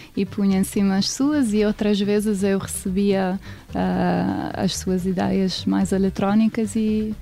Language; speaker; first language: Portuguese; non-native, fluent; Italian